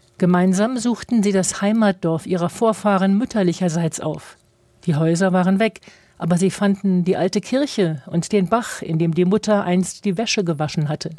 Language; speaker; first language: German; native; German